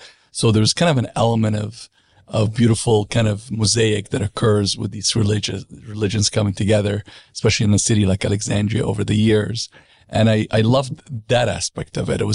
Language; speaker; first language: English; non-native, fluent; Arabic